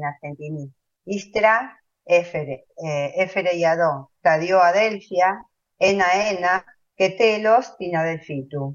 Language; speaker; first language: Greek; early bilingual, heritage; Spanish